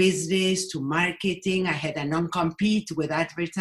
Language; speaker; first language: English; non-native, fluent; Spanish